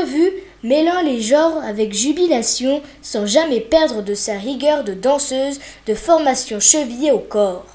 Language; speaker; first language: French; native; French